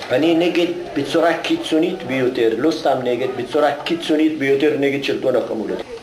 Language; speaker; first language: Hebrew; non-native, local second language; Arabic